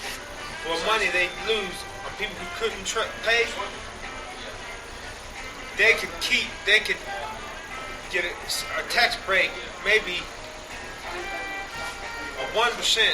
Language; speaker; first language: English; native; English